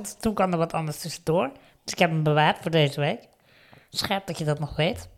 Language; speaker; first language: Dutch; native; Dutch